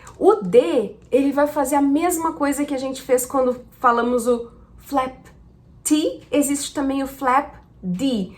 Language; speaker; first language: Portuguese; native; Portuguese